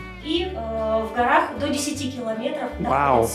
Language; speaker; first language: Russian; native; Russian